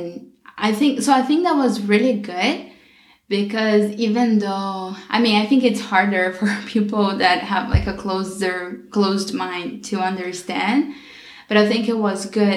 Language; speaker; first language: English; non-native, fluent; Portuguese